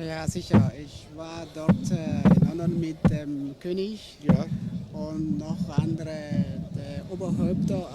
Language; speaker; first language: German; non-native, fluent; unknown